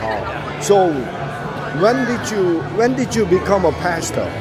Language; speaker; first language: English; non-native, learner; Korean